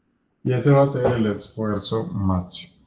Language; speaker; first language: Spanish; native; Spanish